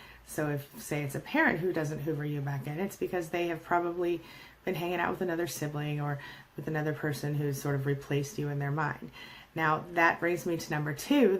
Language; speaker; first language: English; native; English